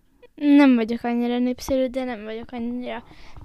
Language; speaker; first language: Hungarian; early bilingual, heritage; Hungarian